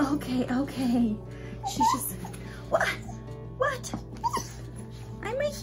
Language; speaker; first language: English; native; English